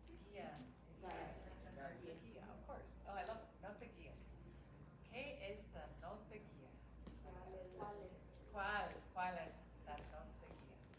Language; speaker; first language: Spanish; non-native, learner; English